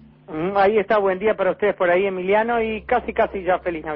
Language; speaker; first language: Spanish; native; Spanish